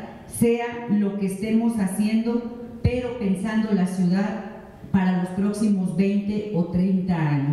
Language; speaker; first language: Spanish; native; Spanish